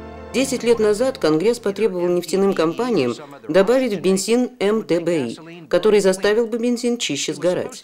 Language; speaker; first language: Russian; native; Russian